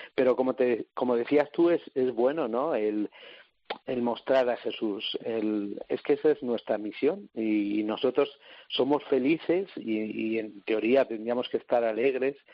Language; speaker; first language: Spanish; native; Spanish